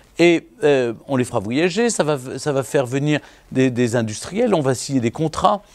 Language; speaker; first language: French; native; French